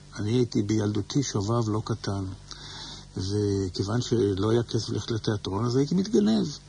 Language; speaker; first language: Hebrew; native; Hebrew